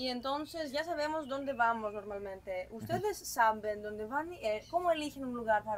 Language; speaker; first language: Spanish; non-native, fluent; Greek